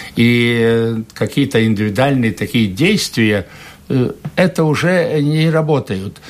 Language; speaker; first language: Russian; non-native, local second language; Latvian